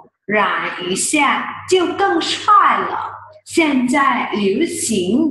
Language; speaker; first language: Chinese; non-native, fluent; Thai